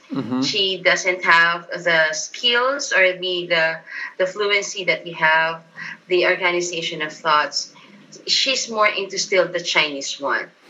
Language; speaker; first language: English; non-native, local second language; Filipino